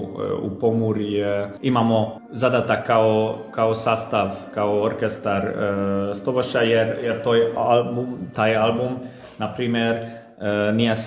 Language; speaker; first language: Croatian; non-native, local second language; Hungarian